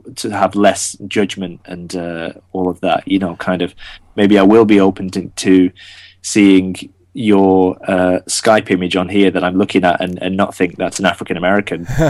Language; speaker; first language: English; non-native, local second language; Gujarati